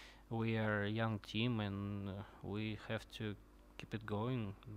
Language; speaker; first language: English; non-native, learner; Russian